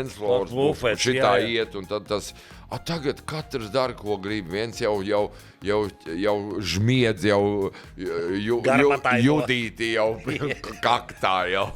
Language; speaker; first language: Latvian; native; Latvian